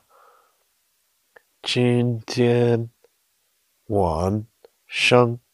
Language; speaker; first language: Chinese; non-native, learner; English